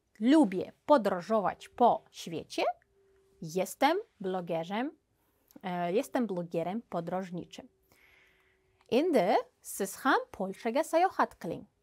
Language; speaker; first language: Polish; non-native, fluent; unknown